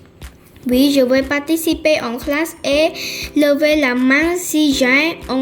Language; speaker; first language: French; non-native, learner; Khmer